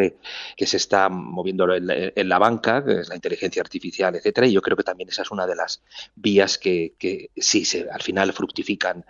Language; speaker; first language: Spanish; native; Spanish